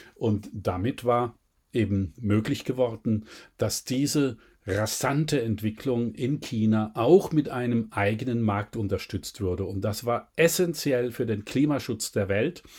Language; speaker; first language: German; native; German